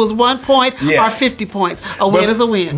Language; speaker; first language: English; native; English